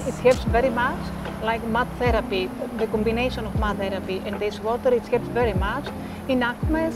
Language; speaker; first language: English; non-native, fluent; German